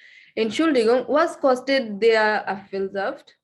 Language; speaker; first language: German; non-native, learner; Bangla